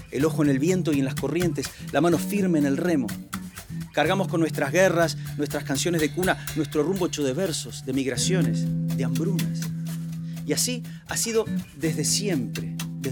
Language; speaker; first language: English; non-native, fluent; Spanish